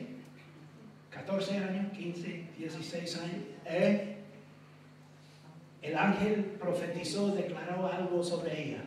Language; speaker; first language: Spanish; non-native, fluent; English